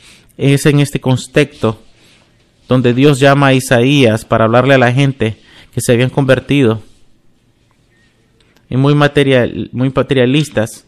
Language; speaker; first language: Spanish; non-native, fluent; English